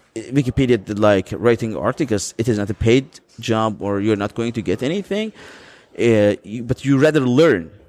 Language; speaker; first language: English; non-native, fluent; Azerbaijani